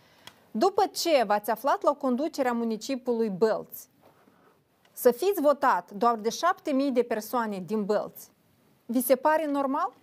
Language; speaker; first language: Romanian; native; Romanian